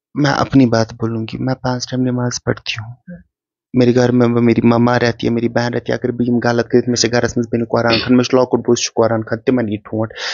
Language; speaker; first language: Hindi; non-native, local second language; Kashmiri